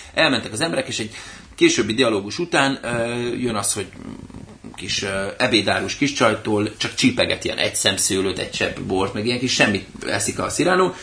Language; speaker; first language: Hungarian; native; Hungarian